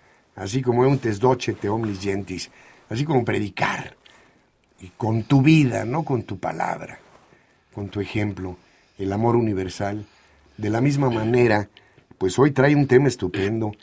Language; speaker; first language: Spanish; native; Spanish